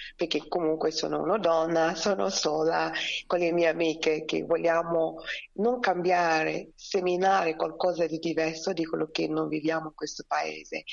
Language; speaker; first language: Italian; non-native, fluent; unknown